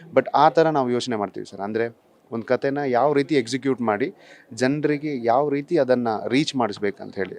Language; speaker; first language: Kannada; non-native, local second language; Tulu